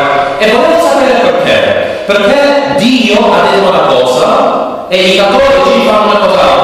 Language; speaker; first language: Italian; non-native, learner; English